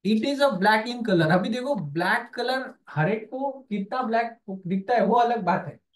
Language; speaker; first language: Hindi; non-native, local second language; Marathi